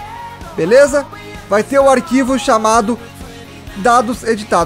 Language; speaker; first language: Portuguese; native; Portuguese